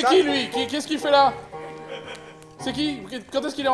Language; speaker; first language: French; native; French